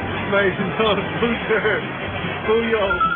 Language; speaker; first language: Chinese; non-native, learner; English